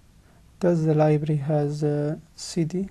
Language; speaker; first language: English; non-native, learner; Arabic